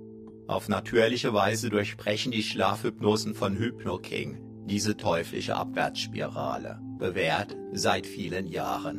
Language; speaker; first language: German; native; German